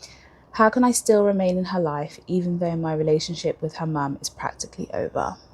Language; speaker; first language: English; native; English